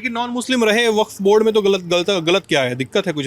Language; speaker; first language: Hindi; native; Hindi